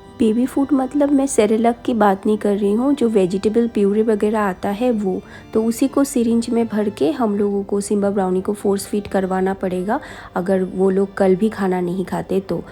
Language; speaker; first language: Hindi; non-native, local second language; Bangla